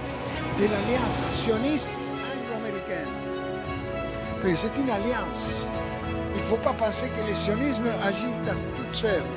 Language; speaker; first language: French; non-native, fluent; Spanish